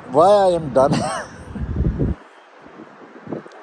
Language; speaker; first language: English; non-native, learner; Urdu